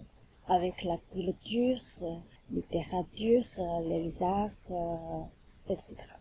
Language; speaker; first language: French; non-native, learner; Chinese